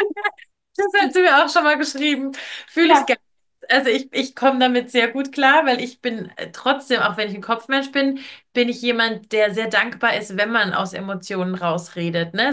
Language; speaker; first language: German; native; German